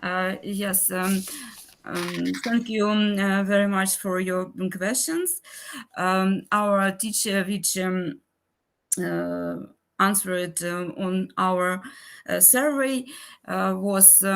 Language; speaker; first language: English; non-native, learner; Ukrainian